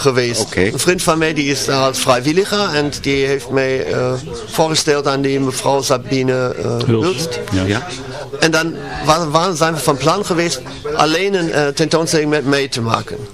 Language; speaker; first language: Dutch; non-native, learner; German